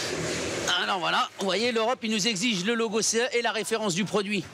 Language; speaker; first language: French; native; French